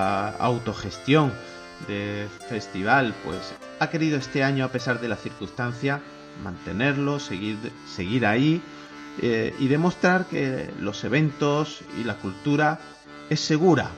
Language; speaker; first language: Spanish; native; Spanish